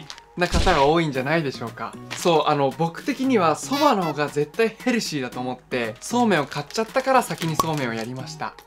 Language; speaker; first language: Japanese; native; Japanese